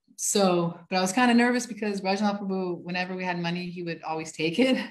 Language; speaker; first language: English; native; English